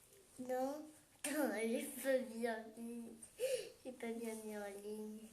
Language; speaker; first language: French; non-native, learner; Vietnamese